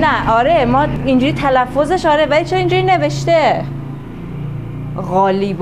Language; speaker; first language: Persian; native; Persian